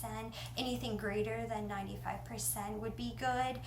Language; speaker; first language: English; native; English